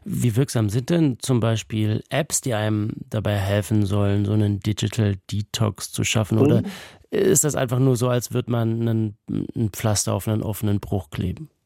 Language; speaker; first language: German; native; German